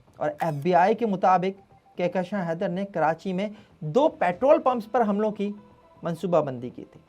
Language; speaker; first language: Urdu; native; Urdu